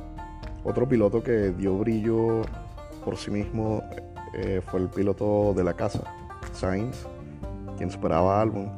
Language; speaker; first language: Spanish; native; Spanish